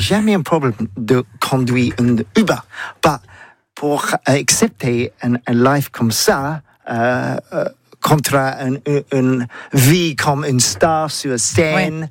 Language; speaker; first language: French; non-native, learner; English